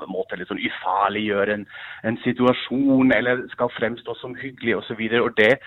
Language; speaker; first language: Norwegian; non-native, fluent; German